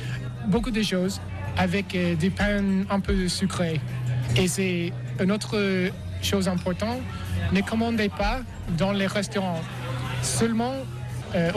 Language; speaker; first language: French; non-native, learner; English